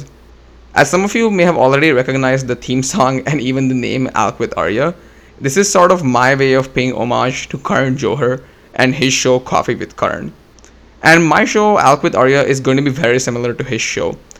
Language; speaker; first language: English; non-native, local second language; Hindi